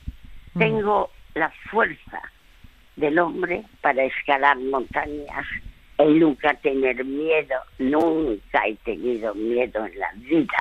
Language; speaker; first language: Spanish; non-native, fluent; French